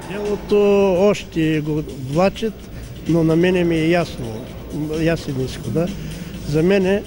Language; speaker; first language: Bulgarian; native; Bulgarian